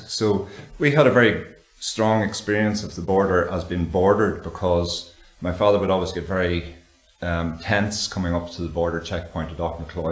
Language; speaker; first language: English; native; English